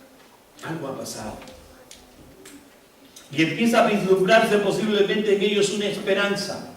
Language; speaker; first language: Spanish; native; Spanish